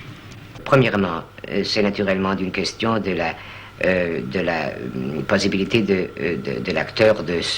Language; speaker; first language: French; non-native, learner; Danish